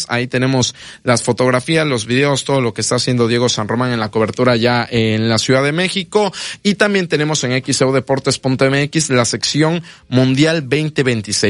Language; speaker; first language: Spanish; native; Spanish